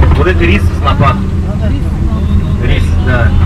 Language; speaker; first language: Russian; native; Russian